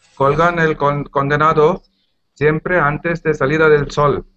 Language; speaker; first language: Spanish; non-native, learner; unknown